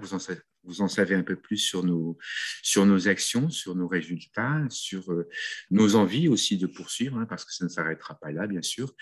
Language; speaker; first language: French; native; French